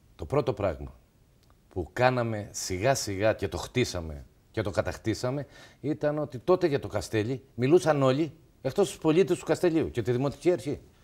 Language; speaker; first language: Greek; native; Greek